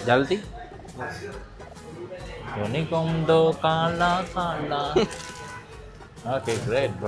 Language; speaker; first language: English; non-native, learner; Tamil